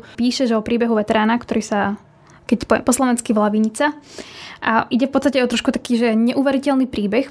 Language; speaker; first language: Slovak; native; Slovak